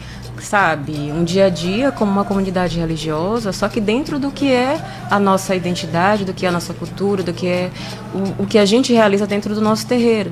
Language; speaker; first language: Portuguese; native; Portuguese